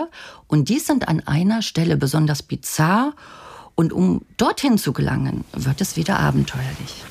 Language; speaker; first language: German; native; German